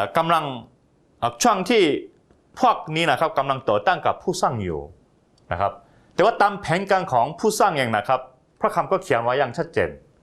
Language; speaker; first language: Thai; non-native, fluent; Korean